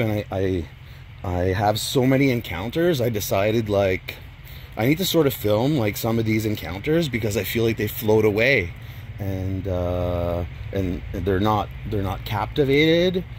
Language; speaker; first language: English; native; English